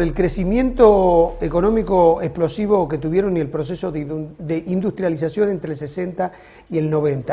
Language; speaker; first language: Spanish; native; Spanish